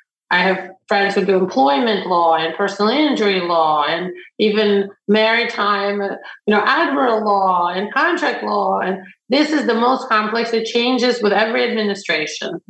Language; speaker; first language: English; early bilingual, other home language; Ukrainian